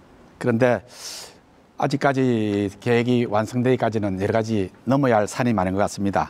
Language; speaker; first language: Korean; native; Korean